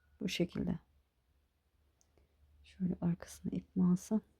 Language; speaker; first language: Turkish; native; Turkish